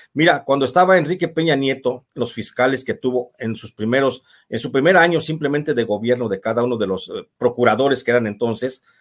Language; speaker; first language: Spanish; native; Spanish